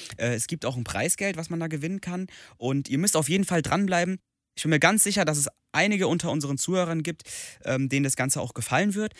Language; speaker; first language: German; native; German